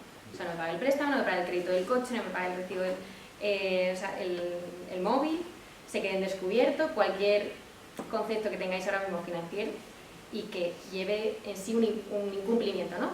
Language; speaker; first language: Spanish; native; Spanish